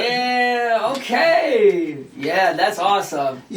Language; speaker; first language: English; early bilingual, other home language; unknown